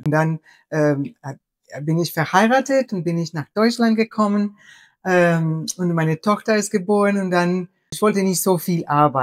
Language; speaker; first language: German; non-native, fluent; Spanish